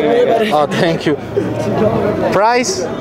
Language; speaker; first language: English; non-native, learner; Spanish